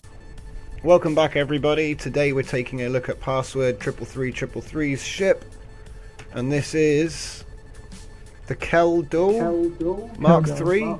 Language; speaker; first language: English; native; English